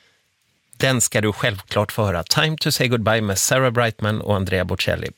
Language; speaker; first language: Swedish; native; Swedish